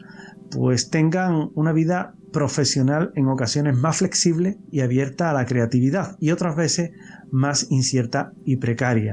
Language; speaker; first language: Spanish; native; Spanish